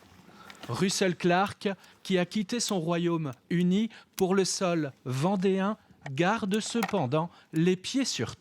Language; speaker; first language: French; native; French